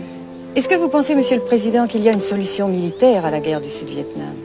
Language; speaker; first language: French; native; French